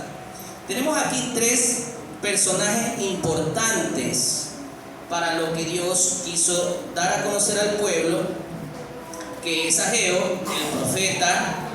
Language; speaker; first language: Spanish; native; Spanish